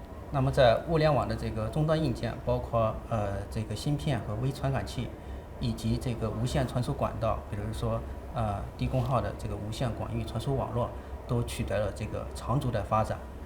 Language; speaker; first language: Chinese; native; Chinese